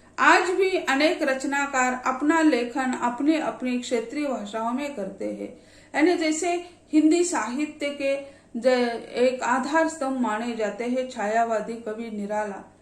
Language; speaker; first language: Hindi; non-native, local second language; Marathi